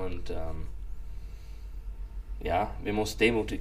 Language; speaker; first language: German; non-native, fluent; English